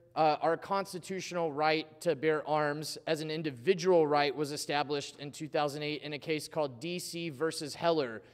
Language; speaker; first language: English; native; English